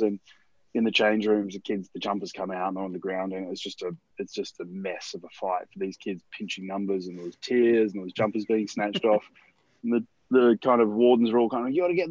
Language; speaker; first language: English; native; English